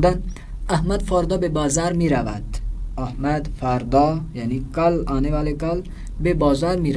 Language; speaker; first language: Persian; non-native, fluent; Urdu